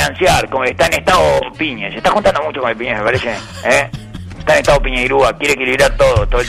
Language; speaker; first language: Spanish; native; Spanish